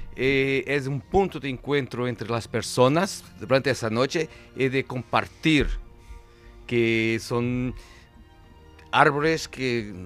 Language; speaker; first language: Spanish; non-native, fluent; Portuguese